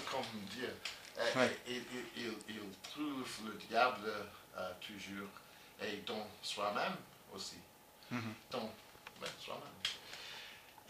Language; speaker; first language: French; non-native, learner; English